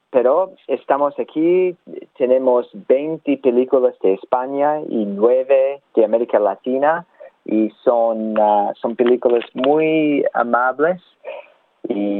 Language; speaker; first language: Spanish; non-native, learner; English